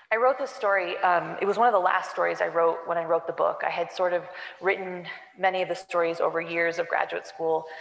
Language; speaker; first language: English; native; English